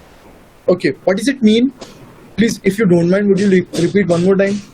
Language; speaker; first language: English; non-native, local second language; Urdu